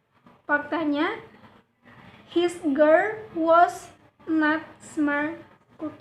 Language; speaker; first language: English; non-native, learner; Indonesian